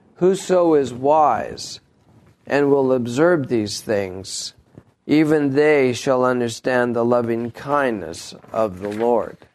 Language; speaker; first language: English; native; English